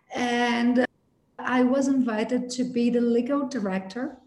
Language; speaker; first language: English; non-native, fluent; Portuguese